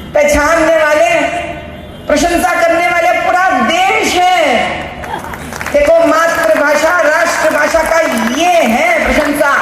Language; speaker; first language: Hindi; non-native, local second language; Telugu